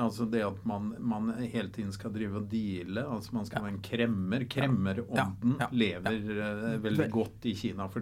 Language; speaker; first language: Norwegian; native; Norwegian